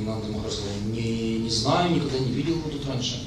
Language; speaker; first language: Russian; native; Russian